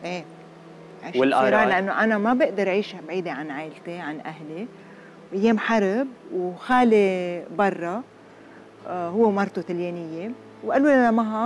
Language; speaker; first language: Arabic; native; Arabic